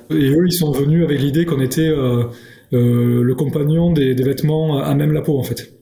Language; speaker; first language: French; native; French